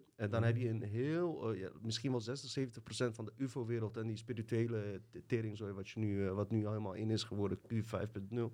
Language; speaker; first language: Dutch; early bilingual, other home language; Bosnian